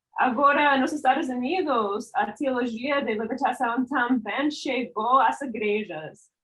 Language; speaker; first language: Portuguese; non-native, fluent; English